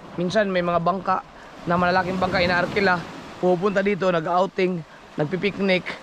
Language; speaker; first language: Filipino; non-native, local second language; Cebuano